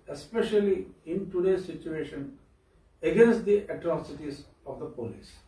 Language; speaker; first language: English; non-native, local second language; Telugu